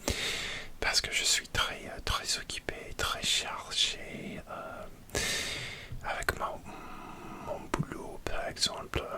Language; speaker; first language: French; non-native, learner; English